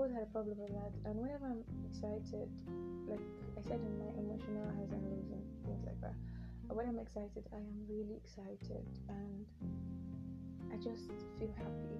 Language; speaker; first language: English; non-native, local second language; Yoruba